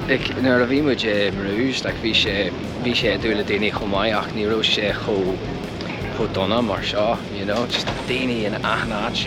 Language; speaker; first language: Irish; non-native, local second language; English